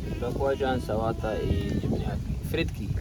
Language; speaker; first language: Polish; non-native, learner; Arabic